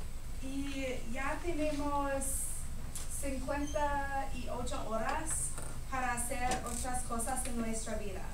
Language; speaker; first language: Spanish; non-native, learner; English